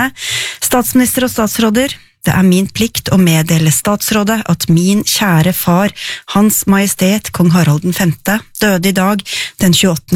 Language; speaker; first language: Norwegian; native; Norwegian